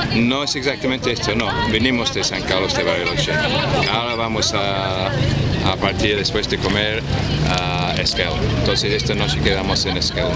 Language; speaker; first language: Spanish; non-native, fluent; English